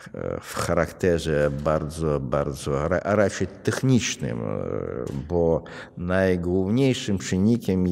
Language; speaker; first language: Polish; non-native, fluent; Russian